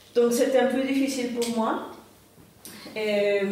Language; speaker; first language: French; non-native, fluent; Spanish